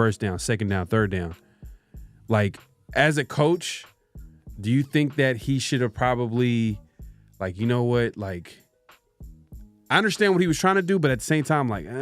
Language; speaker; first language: English; native; English